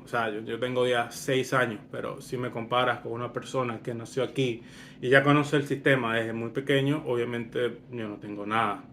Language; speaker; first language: Spanish; early bilingual, other home language; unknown